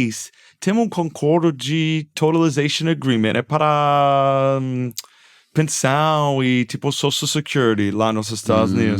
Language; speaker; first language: Portuguese; non-native, fluent; English